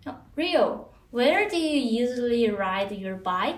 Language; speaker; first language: English; non-native, fluent; Korean